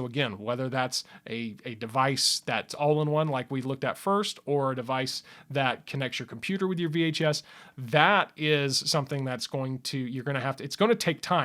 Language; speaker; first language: English; native; English